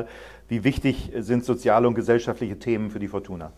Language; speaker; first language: German; native; German